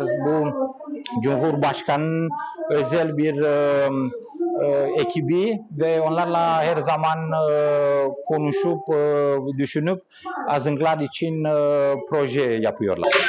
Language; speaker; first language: Turkish; non-native, learner; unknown